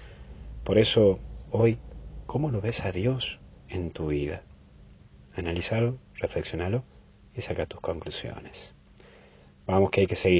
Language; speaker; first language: Spanish; native; Spanish